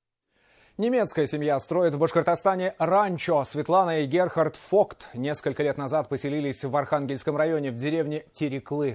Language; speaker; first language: Russian; native; Russian